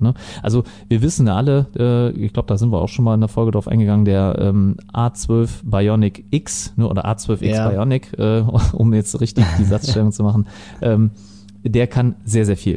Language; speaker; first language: German; native; German